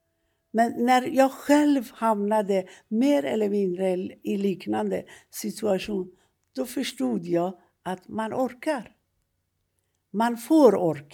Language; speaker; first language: Swedish; non-native, fluent; Persian